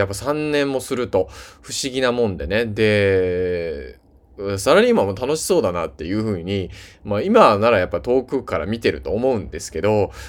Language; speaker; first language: Japanese; native; Japanese